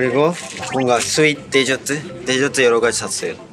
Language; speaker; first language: Korean; non-native, fluent; Japanese